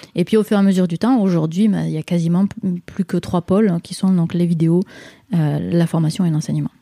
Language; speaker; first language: French; native; French